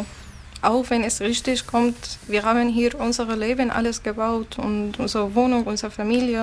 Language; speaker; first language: German; non-native, learner; Arabic